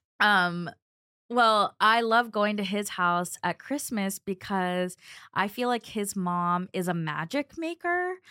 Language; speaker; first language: English; early bilingual, other home language; Telugu